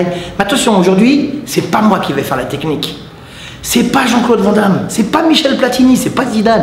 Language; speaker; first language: French; native; French